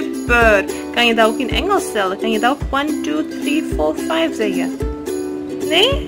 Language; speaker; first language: Dutch; non-native, fluent; Urdu